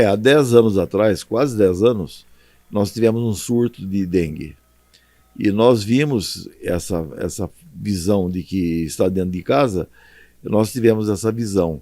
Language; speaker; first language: Portuguese; native; Portuguese